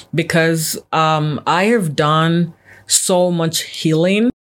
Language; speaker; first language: English; non-native, local second language; Yoruba